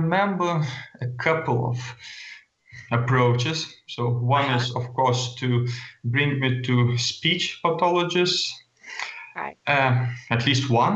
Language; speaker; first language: English; non-native, fluent; Lithuanian